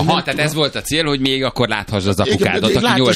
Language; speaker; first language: Hungarian; native; Hungarian